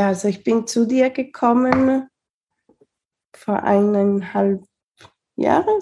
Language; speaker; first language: German; early bilingual, heritage; Spanish